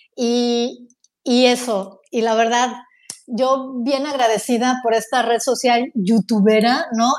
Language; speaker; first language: Spanish; native; Spanish